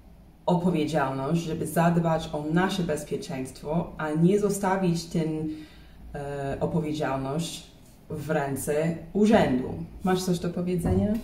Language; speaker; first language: Polish; non-native, learner; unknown